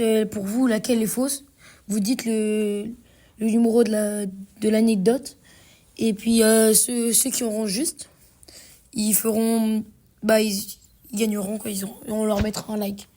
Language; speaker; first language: French; native; French